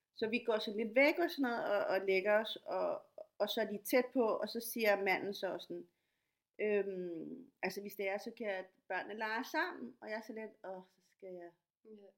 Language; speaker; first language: Danish; non-native, fluent; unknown